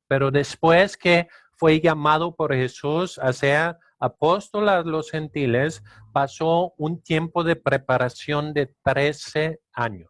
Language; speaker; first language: Spanish; non-native, fluent; Danish